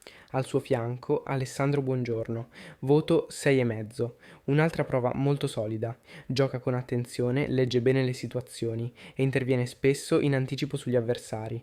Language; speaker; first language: Italian; native; Italian